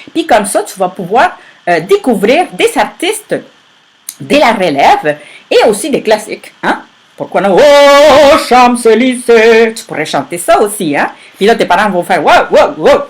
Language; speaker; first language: French; native; French